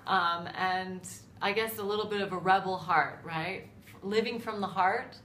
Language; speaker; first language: English; native; English